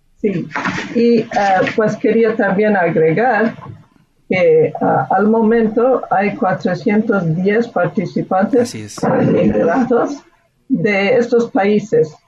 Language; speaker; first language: Spanish; non-native, fluent; English